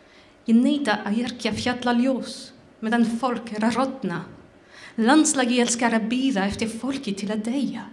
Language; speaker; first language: Icelandic; non-native, learner; French